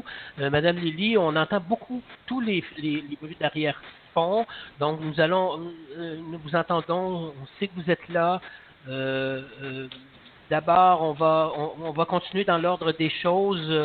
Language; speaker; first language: French; native; French